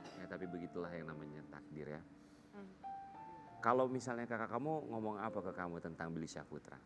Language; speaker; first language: Indonesian; native; Indonesian